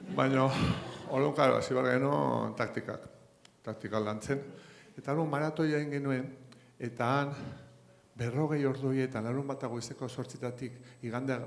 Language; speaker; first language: Basque; non-native, local second language; Spanish